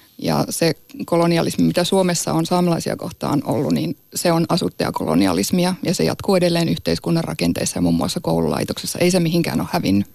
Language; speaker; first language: Finnish; non-native, local second language; Northern Sami